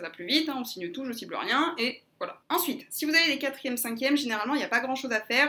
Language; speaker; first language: French; native; French